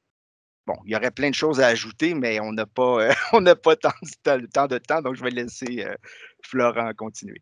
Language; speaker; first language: French; native; French